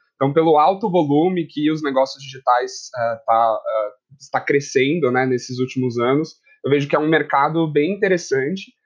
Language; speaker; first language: Portuguese; native; Portuguese